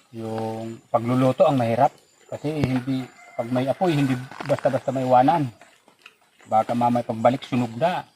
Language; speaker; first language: Filipino; non-native, local second language; Bikol